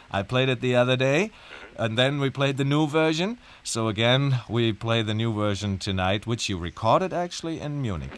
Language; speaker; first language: English; non-native, fluent; German